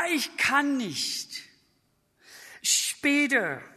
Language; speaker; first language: German; non-native, fluent; English